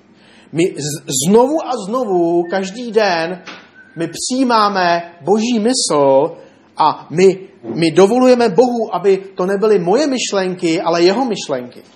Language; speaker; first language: Czech; native; Czech